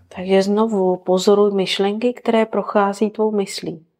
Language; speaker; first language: Czech; native; Czech